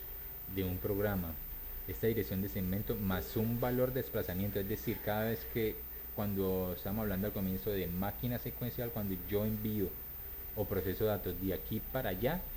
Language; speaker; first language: Spanish; native; Spanish